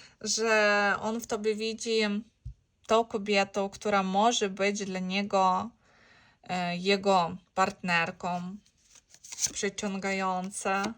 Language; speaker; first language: Polish; non-native, learner; Ukrainian